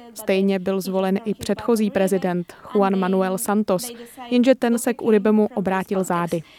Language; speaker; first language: Czech; native; Czech